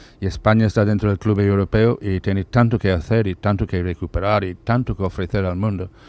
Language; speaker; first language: Spanish; non-native, fluent; English